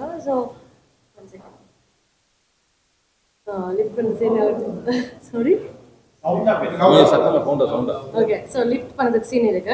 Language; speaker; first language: Tamil; non-native, learner; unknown